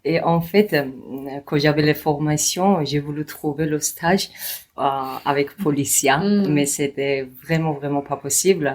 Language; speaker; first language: French; non-native, learner; Georgian